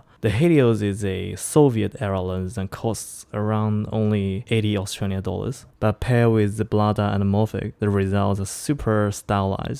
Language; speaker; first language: English; non-native, fluent; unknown